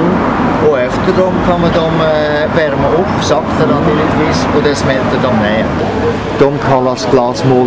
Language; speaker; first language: Swedish; non-native, fluent; German